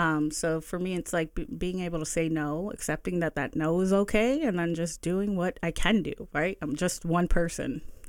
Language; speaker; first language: English; early bilingual, other home language; Spanish